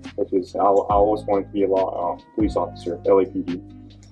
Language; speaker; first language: English; non-native, learner; Korean